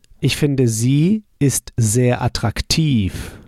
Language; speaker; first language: German; non-native, fluent; English